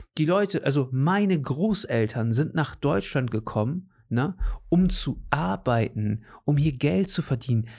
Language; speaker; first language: German; native; German